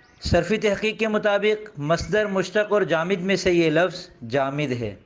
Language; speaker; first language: Urdu; native; Urdu